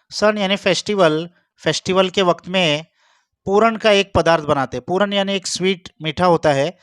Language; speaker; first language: Hindi; non-native, local second language; Marathi